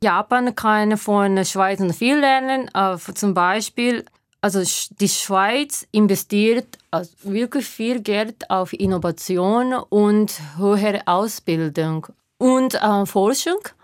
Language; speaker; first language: German; non-native, fluent; Japanese